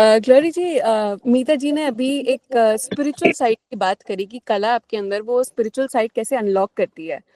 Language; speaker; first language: Hindi; native; Hindi